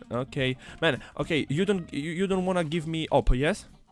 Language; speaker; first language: English; non-native, learner; Polish